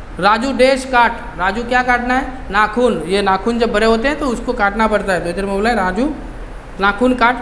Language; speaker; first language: Hindi; non-native, local second language; Bangla